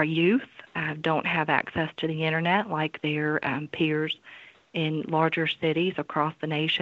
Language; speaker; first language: English; native; English